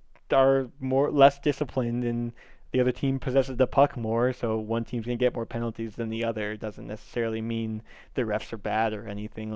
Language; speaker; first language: English; native; English